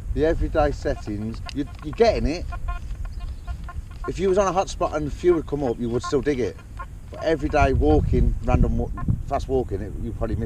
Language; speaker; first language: English; native; English